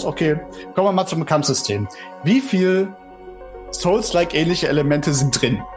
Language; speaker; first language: German; native; German